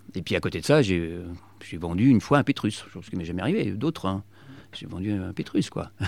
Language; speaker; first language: French; native; French